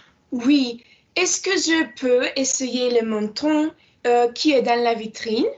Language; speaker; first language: French; non-native, learner; Slovenian